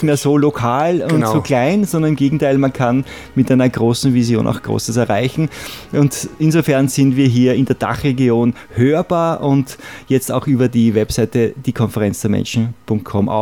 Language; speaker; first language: German; native; German